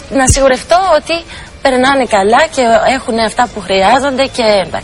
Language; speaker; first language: Greek; non-native, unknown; French